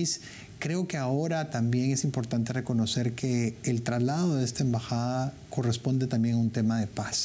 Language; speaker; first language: Spanish; native; Spanish